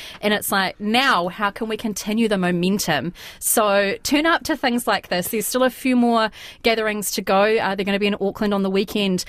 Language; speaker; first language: English; native; English